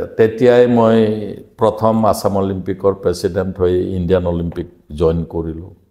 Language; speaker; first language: Assamese; non-native, local second language; Bodo